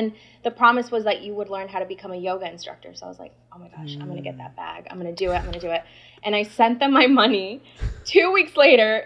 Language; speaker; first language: English; non-native, fluent; Spanish